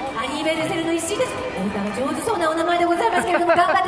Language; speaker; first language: Japanese; native; Japanese